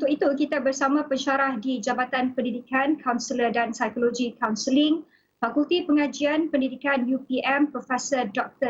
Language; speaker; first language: Malay; native; Malay